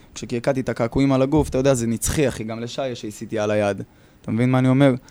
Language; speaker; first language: Hebrew; early bilingual, other home language; Russian